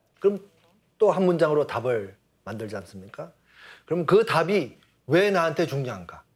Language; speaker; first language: Korean; native; Korean